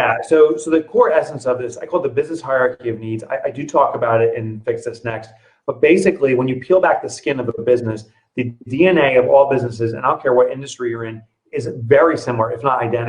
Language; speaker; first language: English; native; English